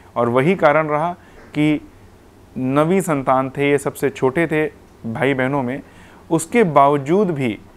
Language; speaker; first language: Hindi; non-native, local second language; Punjabi